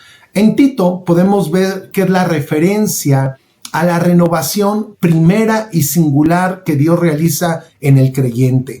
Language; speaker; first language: Spanish; native; Spanish